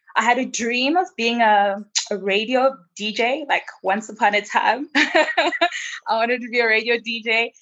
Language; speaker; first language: English; non-native, local second language; Nyanja